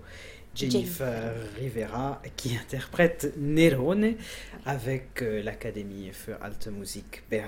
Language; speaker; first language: French; native; French